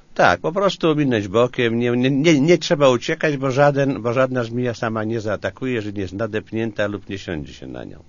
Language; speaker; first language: Polish; native; Polish